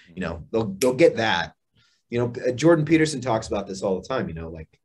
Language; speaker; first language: English; native; English